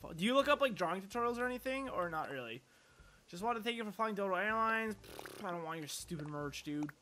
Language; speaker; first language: English; native; English